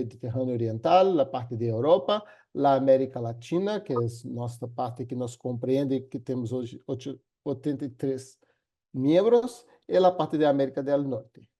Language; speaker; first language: Spanish; non-native, fluent; Portuguese